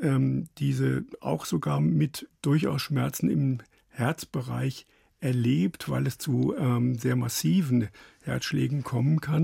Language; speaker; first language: German; native; German